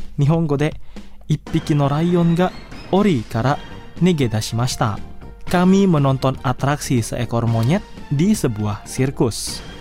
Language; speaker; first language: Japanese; non-native, fluent; Indonesian